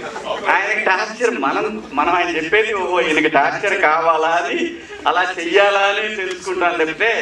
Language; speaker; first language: Telugu; native; Telugu